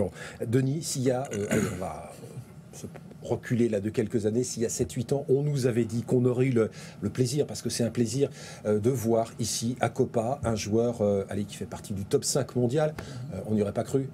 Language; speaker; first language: French; native; French